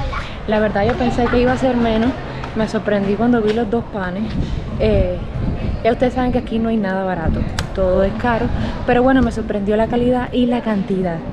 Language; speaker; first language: Spanish; native; Spanish